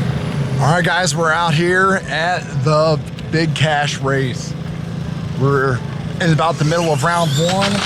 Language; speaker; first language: English; native; English